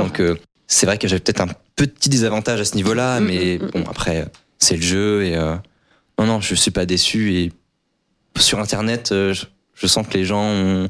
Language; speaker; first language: French; native; French